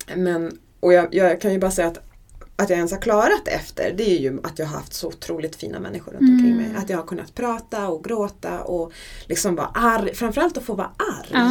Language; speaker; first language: Swedish; native; Swedish